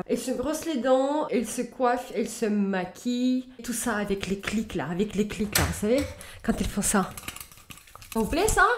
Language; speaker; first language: French; native; French